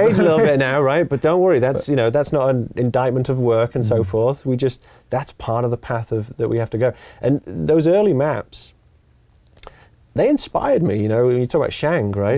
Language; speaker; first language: English; native; English